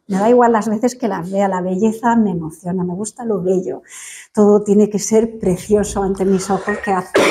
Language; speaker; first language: Spanish; non-native, fluent; English